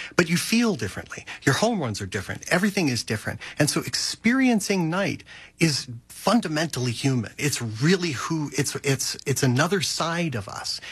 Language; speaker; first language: English; native; English